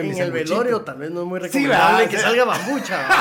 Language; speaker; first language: Spanish; native; Spanish